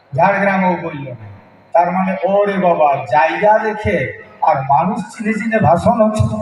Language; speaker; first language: Bangla; non-native, local second language; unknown